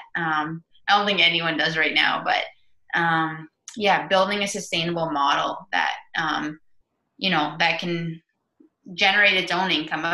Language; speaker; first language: English; native; English